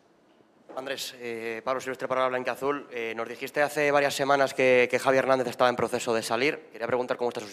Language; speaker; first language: Spanish; native; Spanish